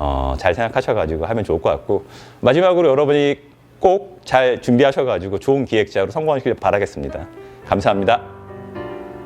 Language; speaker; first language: Korean; native; Korean